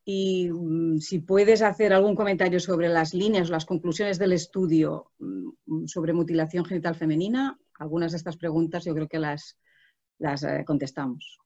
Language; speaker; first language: Spanish; non-native, local second language; Catalan